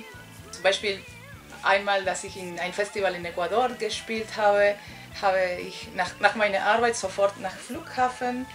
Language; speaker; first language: German; non-native, fluent; Spanish